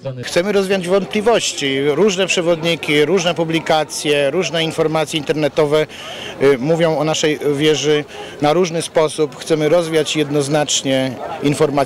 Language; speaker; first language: Polish; native; Polish